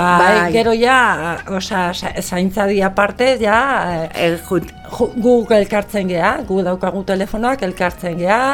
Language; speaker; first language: Basque; non-native, learner; Spanish